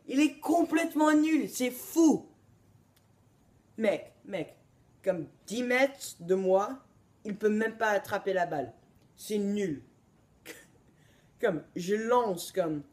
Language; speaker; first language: French; non-native, learner; English